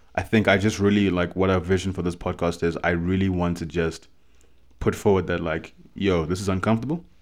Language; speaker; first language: English; native; English